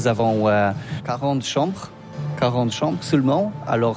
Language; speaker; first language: French; non-native, learner; Polish